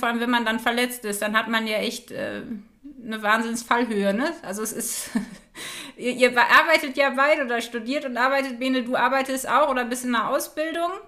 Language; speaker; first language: German; native; German